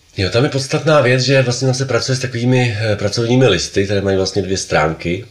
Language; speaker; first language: Czech; native; Czech